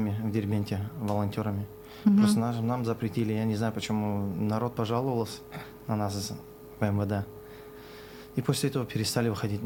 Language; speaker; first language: Russian; non-native, local second language; Azerbaijani